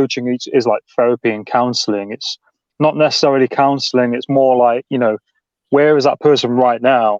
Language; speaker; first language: English; native; English